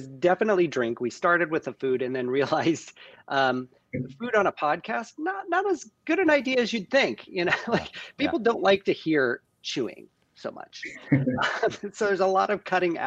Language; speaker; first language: English; native; English